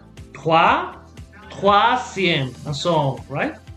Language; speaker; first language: French; non-native, fluent; Spanish